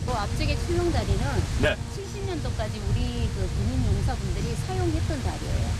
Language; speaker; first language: Korean; native; Korean